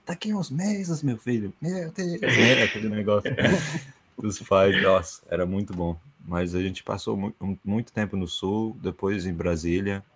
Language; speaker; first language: Portuguese; non-native, fluent; English